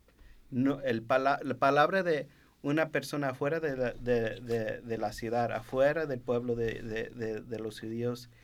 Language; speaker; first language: Spanish; non-native, learner; English